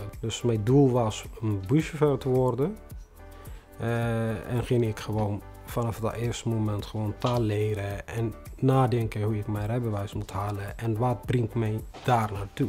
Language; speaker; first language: Dutch; non-native, fluent; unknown